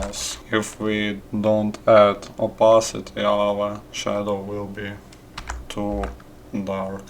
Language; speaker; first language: English; non-native, fluent; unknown